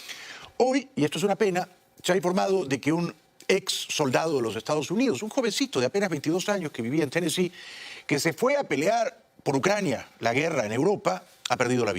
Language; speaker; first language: Spanish; native; Spanish